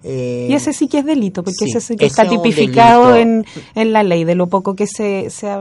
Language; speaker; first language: Spanish; native; Spanish